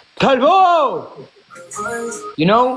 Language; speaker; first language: English; non-native, learner; Spanish